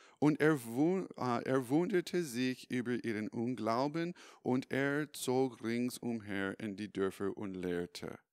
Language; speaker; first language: German; non-native, fluent; English